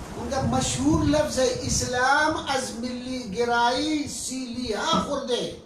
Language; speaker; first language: Urdu; non-native, local second language; Baluchi